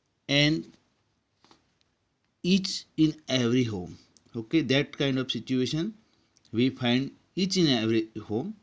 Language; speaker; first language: English; non-native, local second language; Gujarati